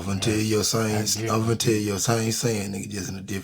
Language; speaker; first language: English; native; English